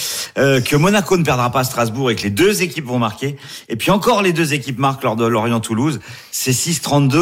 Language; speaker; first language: French; native; French